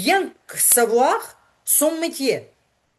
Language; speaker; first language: French; non-native, learner; Ukrainian